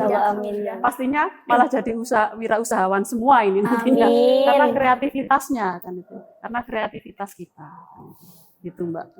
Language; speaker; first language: Indonesian; native; Indonesian